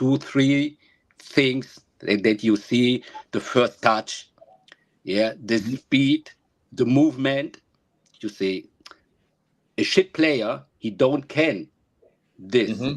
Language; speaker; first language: English; non-native, learner; German